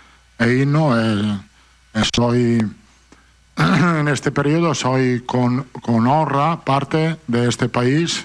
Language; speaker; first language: Spanish; non-native, fluent; Italian